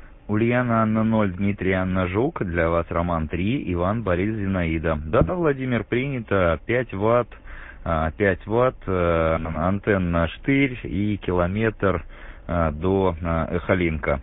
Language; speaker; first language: Russian; native; Russian